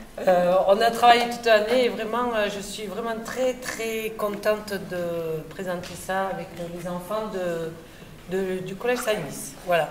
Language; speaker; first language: French; native; French